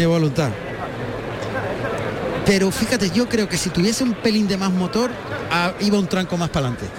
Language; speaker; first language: Spanish; native; Spanish